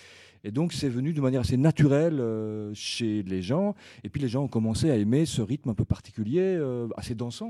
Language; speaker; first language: French; native; French